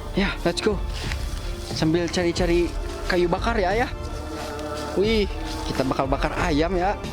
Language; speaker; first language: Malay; non-native, local second language; Sundanese